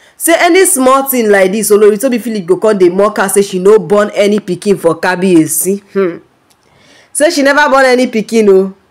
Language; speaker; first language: Nigerian Pidgin; non-native, local second language; Yoruba